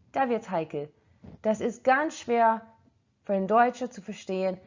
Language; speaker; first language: German; non-native, fluent; English